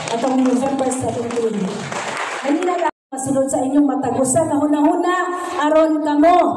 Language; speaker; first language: Cebuano; native; Cebuano